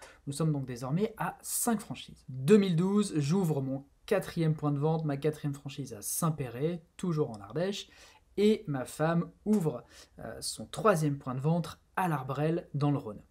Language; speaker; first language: French; native; French